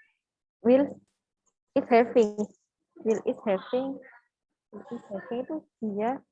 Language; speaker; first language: English; non-native, learner; Indonesian